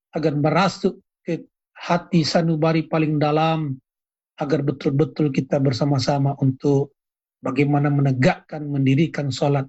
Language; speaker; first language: Indonesian; native; Indonesian